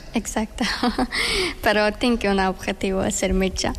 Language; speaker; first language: Catalan; non-native, learner; Persian